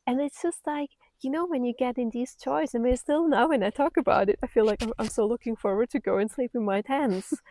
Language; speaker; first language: English; non-native, fluent; German